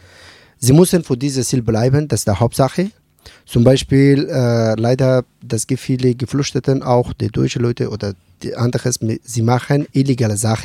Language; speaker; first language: German; non-native, learner; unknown